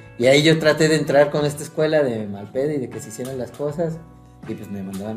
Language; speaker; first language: Spanish; native; Spanish